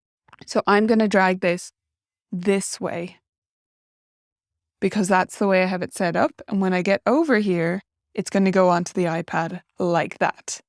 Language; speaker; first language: English; native; English